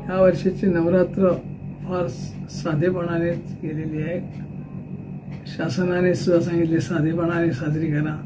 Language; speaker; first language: Marathi; native; Marathi